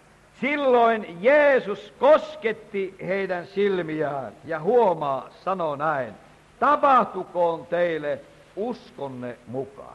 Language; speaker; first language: Finnish; native; Finnish